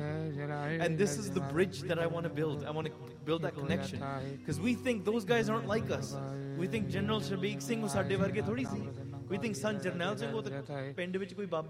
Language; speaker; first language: English; native; English